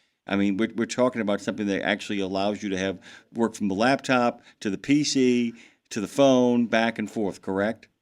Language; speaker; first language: English; native; English